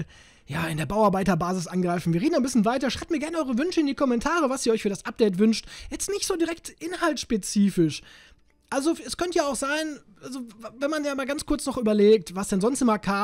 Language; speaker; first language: German; native; German